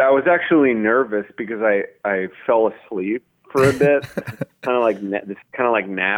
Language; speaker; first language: English; native; English